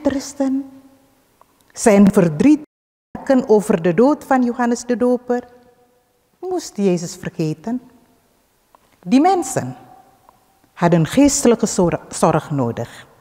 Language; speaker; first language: Dutch; early bilingual, other home language; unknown